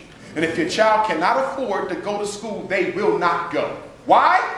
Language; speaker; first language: English; native; English